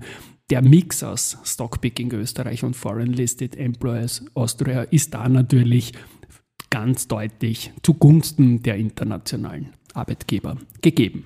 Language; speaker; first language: German; native; German